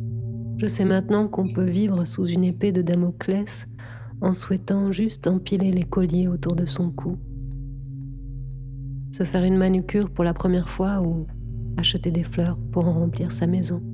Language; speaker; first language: French; native; French